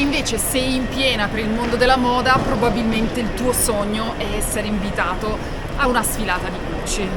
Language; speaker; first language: Italian; native; Italian